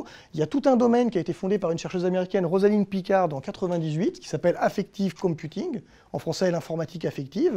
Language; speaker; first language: French; native; French